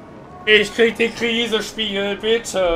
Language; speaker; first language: German; native; German